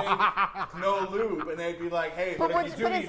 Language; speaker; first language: English; native; English